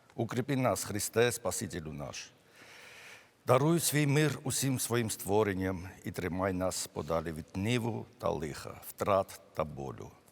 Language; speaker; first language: Ukrainian; native; Ukrainian